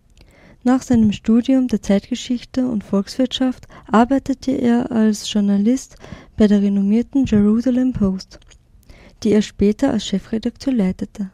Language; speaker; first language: German; native; German